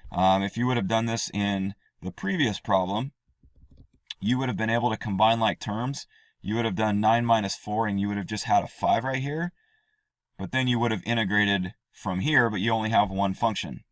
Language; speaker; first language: English; native; English